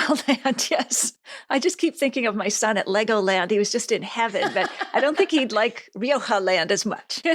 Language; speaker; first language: English; native; English